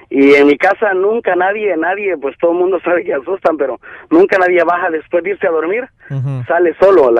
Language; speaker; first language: Spanish; native; Spanish